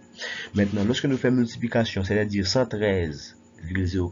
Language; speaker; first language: French; non-native, local second language; Haitian Creole